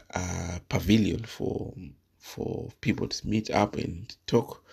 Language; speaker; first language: English; non-native, local second language; Shona